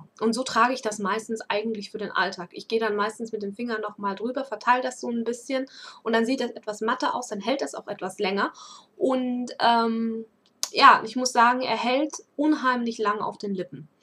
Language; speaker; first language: German; native; German